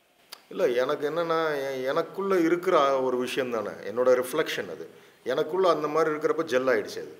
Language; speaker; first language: Tamil; native; Tamil